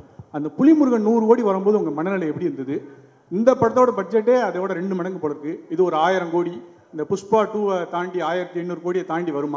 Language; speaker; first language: Tamil; native; Tamil